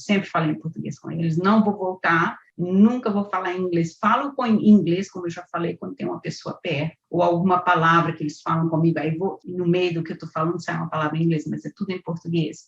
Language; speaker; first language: Portuguese; native; Portuguese